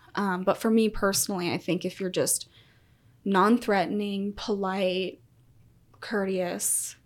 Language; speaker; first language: English; native; English